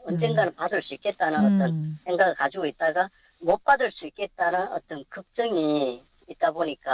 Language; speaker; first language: Korean; native; Korean